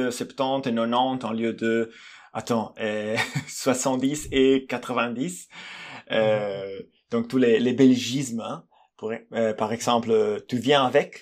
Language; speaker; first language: French; non-native, fluent; Italian